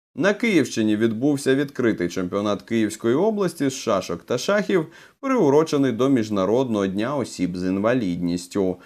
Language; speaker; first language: Ukrainian; native; Ukrainian